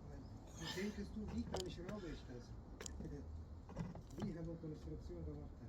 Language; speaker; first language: German; non-native, learner; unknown